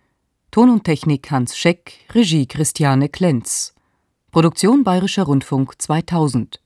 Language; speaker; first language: German; native; German